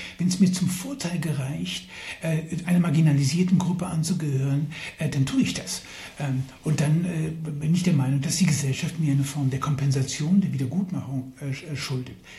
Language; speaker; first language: German; native; German